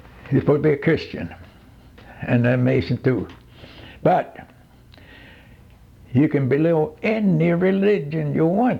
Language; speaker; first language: English; non-native, fluent; Swedish